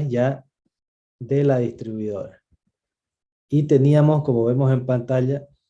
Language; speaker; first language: Spanish; native; Spanish